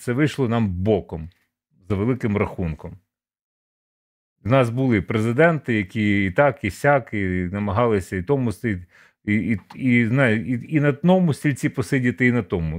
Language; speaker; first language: Ukrainian; native; Ukrainian